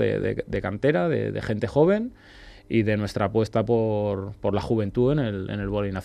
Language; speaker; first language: Spanish; native; Spanish